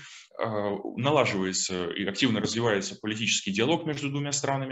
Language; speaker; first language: Russian; native; Russian